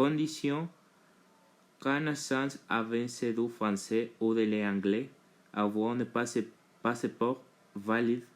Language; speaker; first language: French; non-native, learner; Spanish